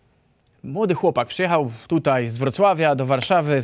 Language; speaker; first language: Polish; native; Polish